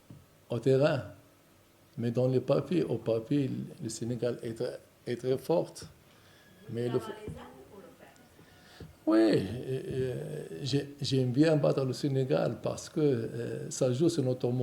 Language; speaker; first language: French; non-native, local second language; Arabic